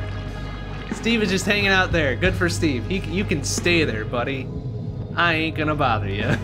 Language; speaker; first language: English; native; English